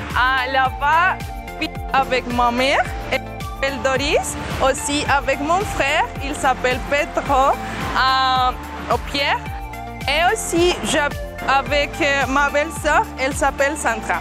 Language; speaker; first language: French; non-native, fluent; Spanish